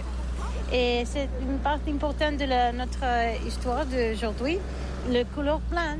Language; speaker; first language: French; non-native, learner; Catalan